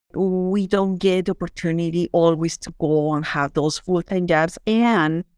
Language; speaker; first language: English; non-native, fluent; Spanish